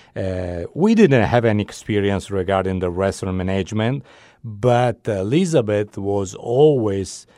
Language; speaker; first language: English; non-native, fluent; Italian